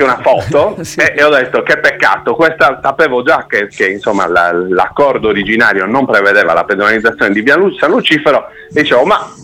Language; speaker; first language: Italian; native; Italian